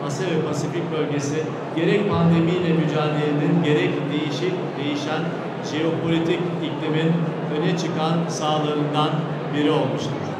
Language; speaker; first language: Turkish; native; Turkish